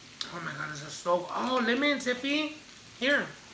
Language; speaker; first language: English; early bilingual, other home language; Spanish